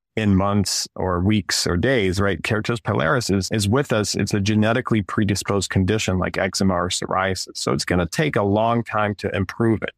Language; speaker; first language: English; early bilingual, other home language; Russian